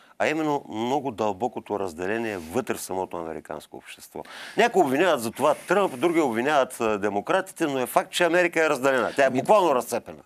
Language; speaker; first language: Bulgarian; native; Bulgarian